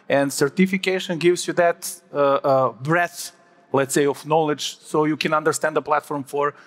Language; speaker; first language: English; non-native, fluent; Serbian